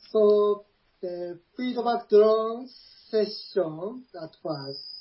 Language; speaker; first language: English; non-native, learner; Japanese